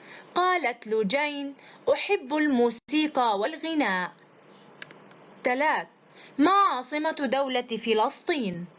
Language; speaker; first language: Arabic; native; Arabic